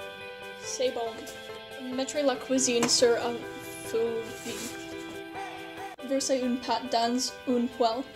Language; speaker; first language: French; non-native, learner; English